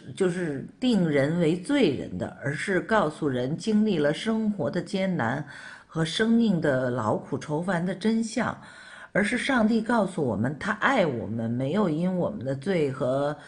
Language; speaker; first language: Chinese; native; Chinese